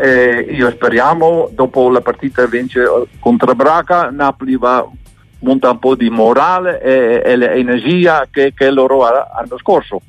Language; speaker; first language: Italian; non-native, learner; Dutch